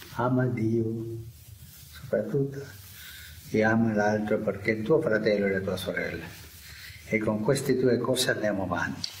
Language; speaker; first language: Italian; early bilingual, heritage; Spanish